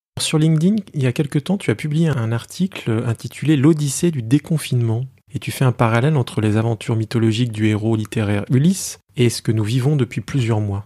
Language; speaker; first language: French; native; French